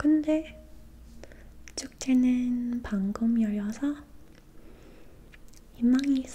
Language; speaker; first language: Korean; non-native, learner; English